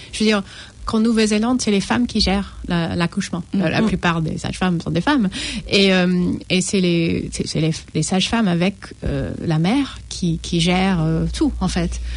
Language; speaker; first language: French; non-native, fluent; English